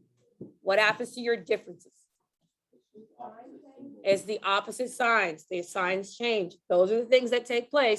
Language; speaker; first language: English; native; English